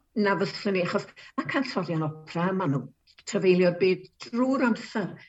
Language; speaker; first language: Welsh; native; Welsh